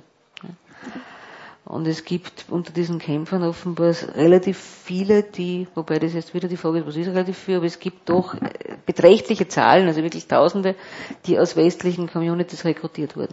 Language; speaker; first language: German; native; German